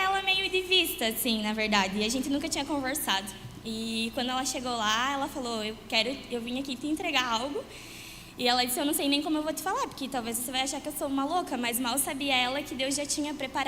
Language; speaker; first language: Portuguese; native; Portuguese